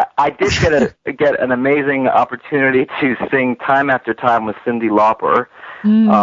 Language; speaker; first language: English; native; English